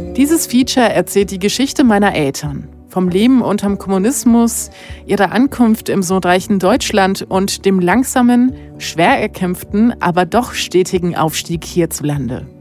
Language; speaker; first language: German; early bilingual, other home language; Romanian